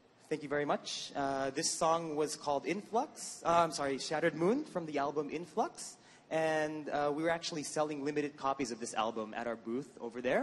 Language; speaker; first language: English; native; English